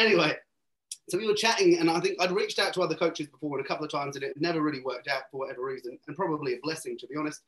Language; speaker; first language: English; native; English